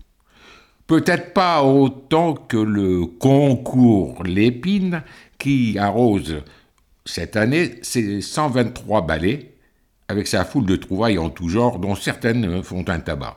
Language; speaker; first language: French; native; French